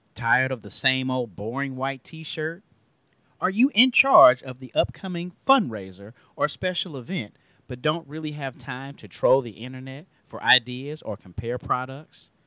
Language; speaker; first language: English; native; English